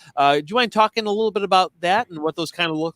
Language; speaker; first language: English; native; English